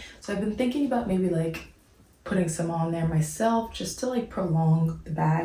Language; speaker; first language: English; native; English